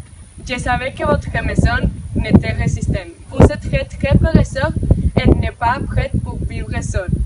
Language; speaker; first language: French; non-native, learner; Spanish